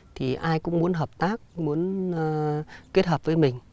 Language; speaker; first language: Vietnamese; native; Vietnamese